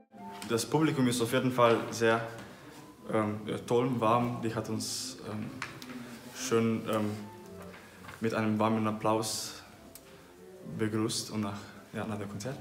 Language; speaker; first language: German; non-native, fluent; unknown